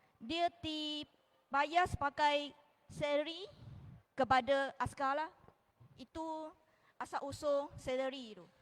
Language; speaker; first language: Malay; non-native, local second language; Chinese